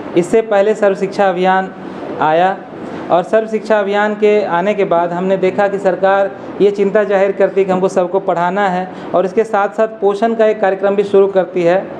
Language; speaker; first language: Hindi; non-native, local second language; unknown